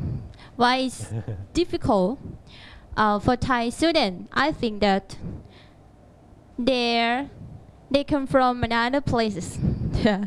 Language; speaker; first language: English; non-native, learner; Thai